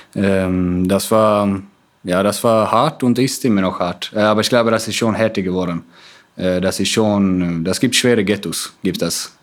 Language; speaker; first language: German; non-native, fluent; Swedish